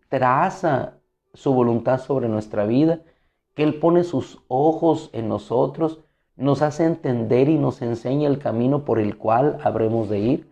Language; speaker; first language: Spanish; native; Spanish